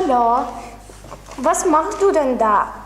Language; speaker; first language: German; non-native, learner; Lithuanian